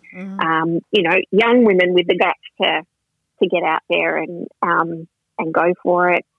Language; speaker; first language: English; native; English